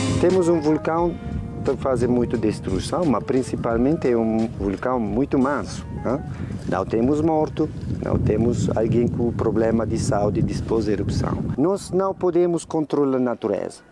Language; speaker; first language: Portuguese; non-native, learner; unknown